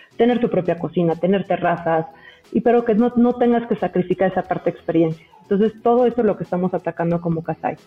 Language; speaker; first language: Spanish; native; Spanish